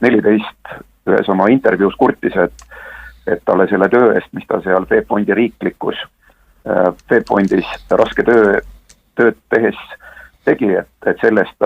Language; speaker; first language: Estonian; native; Estonian